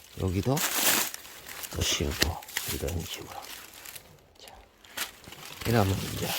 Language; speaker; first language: Korean; native; Korean